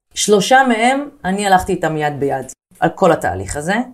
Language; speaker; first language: Hebrew; native; Hebrew